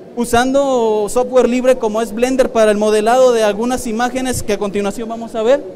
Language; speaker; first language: Spanish; native; Spanish